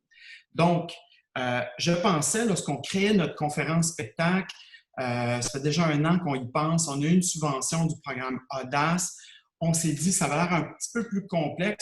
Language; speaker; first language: French; native; French